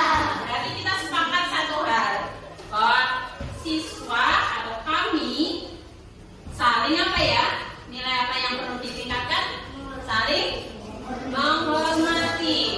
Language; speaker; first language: Indonesian; native; Indonesian